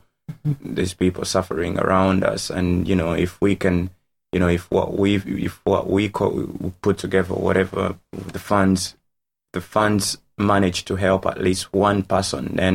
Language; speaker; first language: English; non-native, local second language; Ganda